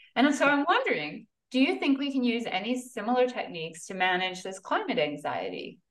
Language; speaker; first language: English; native; English